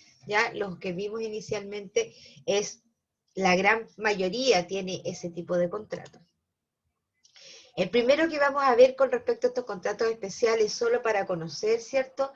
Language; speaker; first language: Spanish; native; Spanish